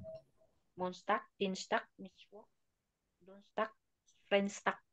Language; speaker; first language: German; non-native, learner; Indonesian